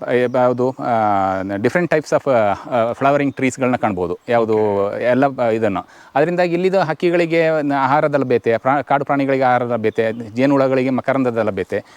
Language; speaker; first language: Kannada; non-native, local second language; Kodava